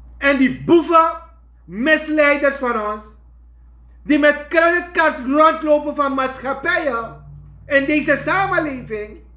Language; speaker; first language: Dutch; native; Dutch